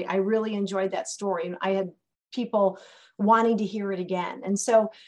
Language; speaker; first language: English; native; English